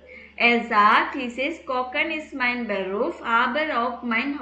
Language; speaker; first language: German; non-native, fluent; Tamil